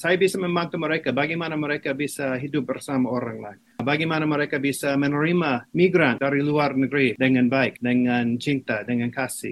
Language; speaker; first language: Indonesian; non-native, fluent; English